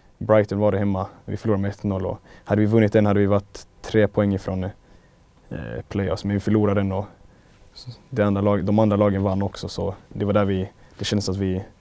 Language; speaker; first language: Swedish; native; Swedish